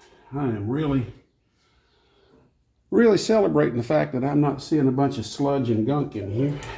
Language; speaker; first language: English; native; English